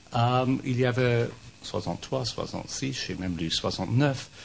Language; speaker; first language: French; non-native, fluent; English